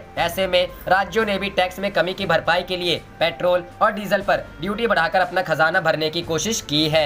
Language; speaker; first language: Hindi; native; Hindi